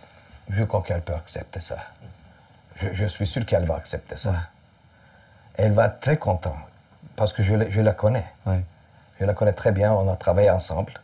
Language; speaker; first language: French; non-native, fluent; Turkish